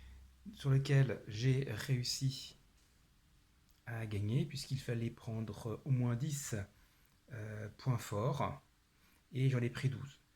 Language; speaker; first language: French; native; French